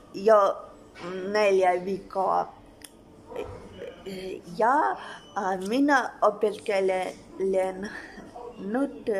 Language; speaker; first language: Finnish; non-native, learner; Russian